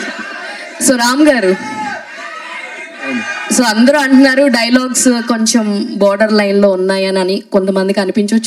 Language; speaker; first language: Telugu; native; Telugu